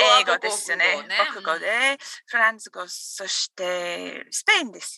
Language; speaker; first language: Japanese; non-native, learner; English